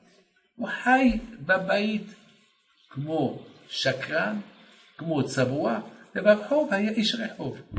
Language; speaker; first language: Hebrew; non-native, fluent; French